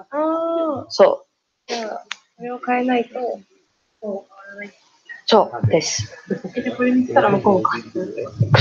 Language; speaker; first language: Japanese; non-native, fluent; Chinese